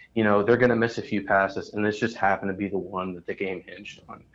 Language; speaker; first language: English; native; English